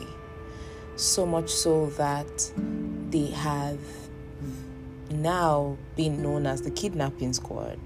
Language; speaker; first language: English; non-native, local second language; Yoruba